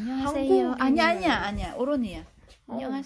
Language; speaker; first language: Korean; non-native, fluent; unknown